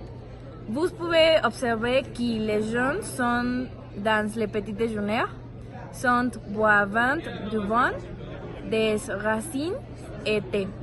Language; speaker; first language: French; non-native, learner; Spanish